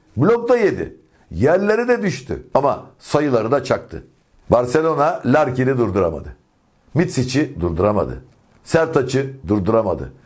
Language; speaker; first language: Turkish; native; Turkish